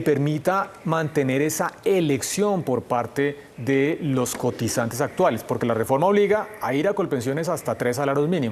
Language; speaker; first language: Spanish; native; Spanish